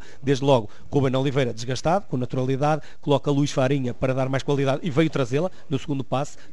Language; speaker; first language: Portuguese; native; Portuguese